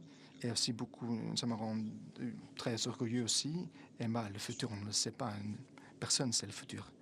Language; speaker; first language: French; non-native, fluent; Italian